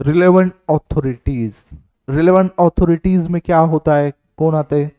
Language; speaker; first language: Hindi; non-native, local second language; Marathi